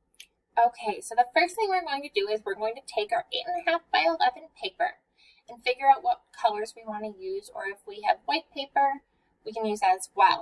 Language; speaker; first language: English; native; English